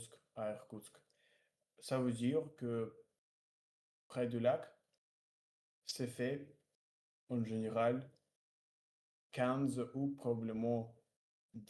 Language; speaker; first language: French; non-native, learner; Russian